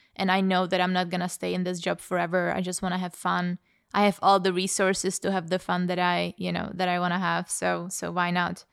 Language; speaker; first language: English; non-native, fluent; Czech